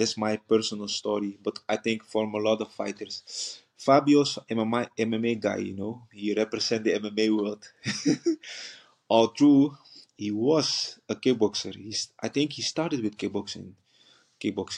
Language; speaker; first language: English; non-native, fluent; Dutch